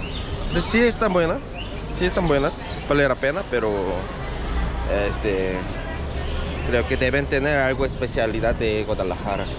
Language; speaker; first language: Spanish; non-native, learner; Korean